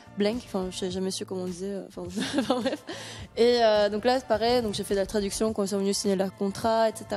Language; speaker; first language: French; early bilingual, other home language; Korean